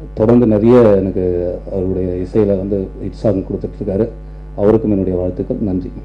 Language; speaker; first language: Tamil; native; Tamil